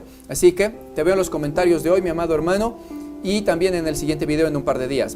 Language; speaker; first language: Spanish; native; Spanish